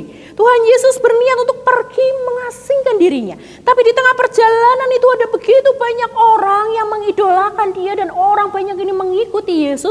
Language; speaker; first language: Indonesian; native; Indonesian